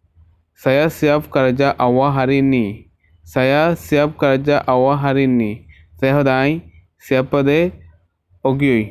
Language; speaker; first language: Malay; non-native, learner; Rohingya